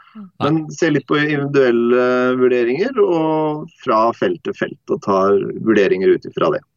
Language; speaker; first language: Norwegian; non-native, fluent; English